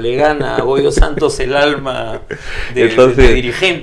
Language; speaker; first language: Spanish; native; Spanish